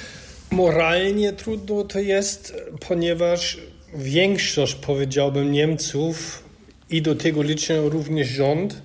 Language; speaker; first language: Polish; non-native, fluent; German